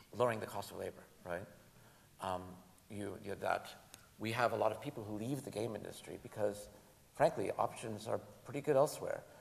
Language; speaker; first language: English; native; English